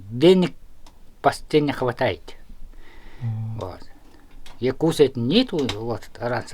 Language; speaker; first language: Russian; non-native, local second language; Yakut